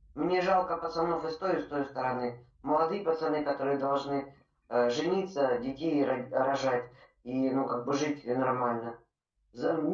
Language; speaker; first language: Ukrainian; non-native, local second language; Russian